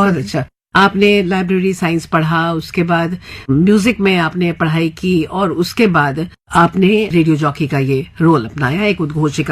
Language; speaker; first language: Hindi; native; Hindi